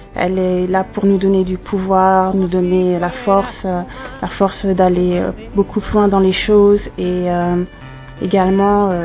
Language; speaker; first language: French; native; French